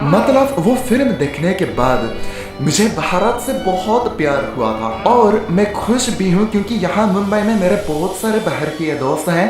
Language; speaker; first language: Hindi; non-native, fluent; Japanese